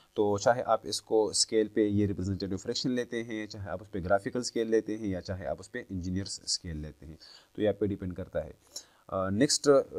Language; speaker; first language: Hindi; native; Hindi